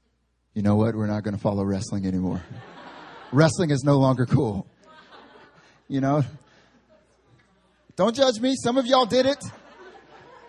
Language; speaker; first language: English; native; English